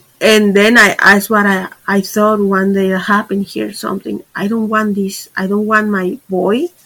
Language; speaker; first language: English; non-native, fluent; Spanish